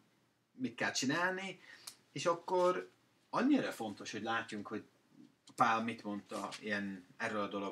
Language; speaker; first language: Hungarian; non-native, fluent; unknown